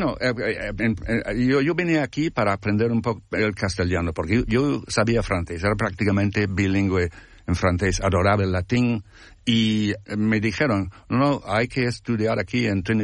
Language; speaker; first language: Spanish; non-native, fluent; English